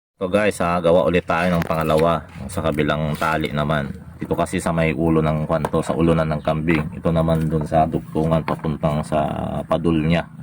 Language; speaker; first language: Filipino; non-native, local second language; Iloko